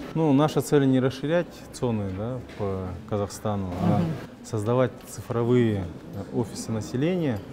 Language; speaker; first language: Russian; non-native, local second language; Kazakh